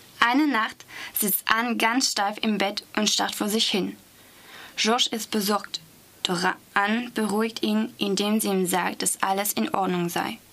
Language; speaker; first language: German; non-native, fluent; French